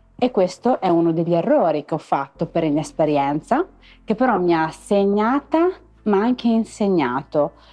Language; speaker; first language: Italian; early bilingual, other home language; Arabic